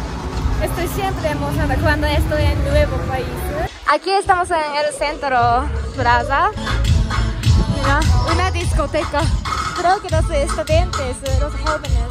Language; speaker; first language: Spanish; non-native, fluent; Japanese